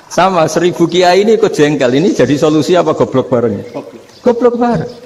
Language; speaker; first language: Indonesian; non-native, local second language; Javanese